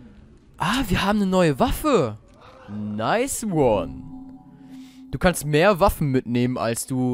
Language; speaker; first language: German; native; German